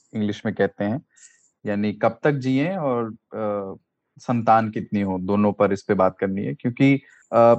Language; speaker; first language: Hindi; native; Hindi